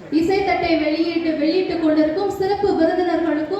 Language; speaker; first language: Tamil; native; Tamil